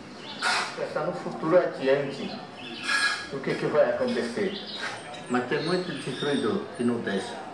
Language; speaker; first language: Portuguese; non-native, local second language; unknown